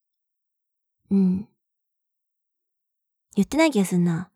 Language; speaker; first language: Japanese; native; Japanese